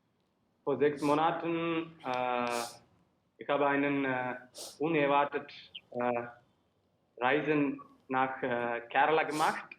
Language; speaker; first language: German; non-native, learner; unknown